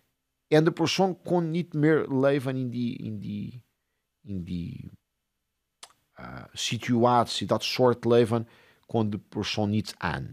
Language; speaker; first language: Dutch; non-native, fluent; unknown